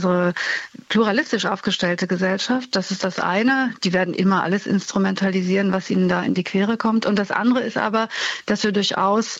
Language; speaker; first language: German; native; German